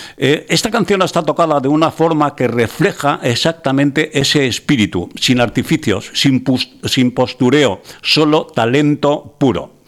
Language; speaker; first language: Spanish; non-native, local second language; Catalan